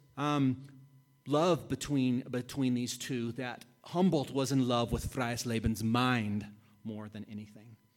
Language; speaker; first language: English; native; English